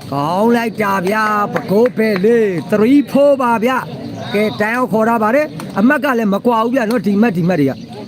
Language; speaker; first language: Burmese; native; Burmese